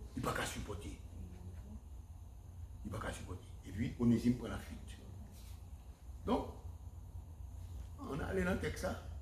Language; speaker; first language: French; non-native, local second language; Haitian Creole